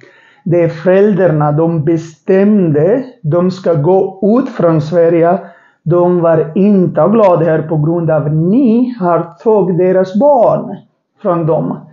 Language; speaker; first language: Swedish; non-native, learner; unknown